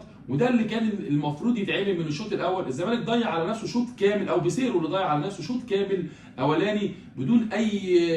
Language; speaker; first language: Arabic; native; Arabic